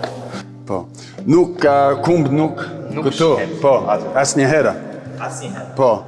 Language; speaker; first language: Albanian; non-native, learner; English